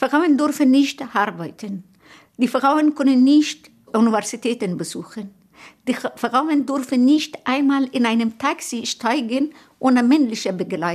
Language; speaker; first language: German; non-native, learner; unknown